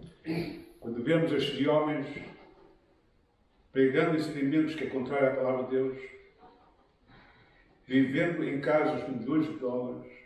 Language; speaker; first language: Portuguese; native; Portuguese